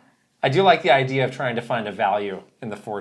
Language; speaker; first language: English; native; English